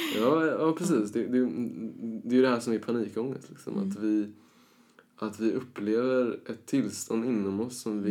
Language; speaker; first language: Swedish; early bilingual, other home language; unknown